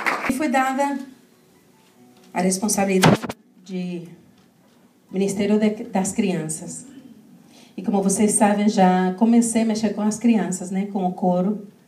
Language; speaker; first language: Portuguese; non-native, fluent; Spanish